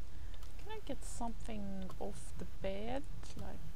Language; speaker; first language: English; non-native, fluent; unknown